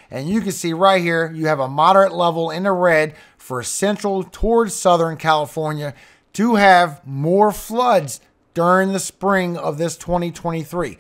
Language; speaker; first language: English; native; English